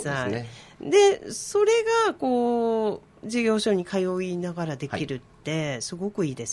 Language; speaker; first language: Japanese; native; Japanese